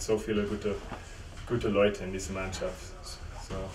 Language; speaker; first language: German; non-native, fluent; English